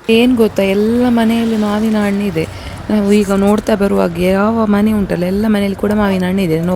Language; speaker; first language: Kannada; non-native, local second language; Malayalam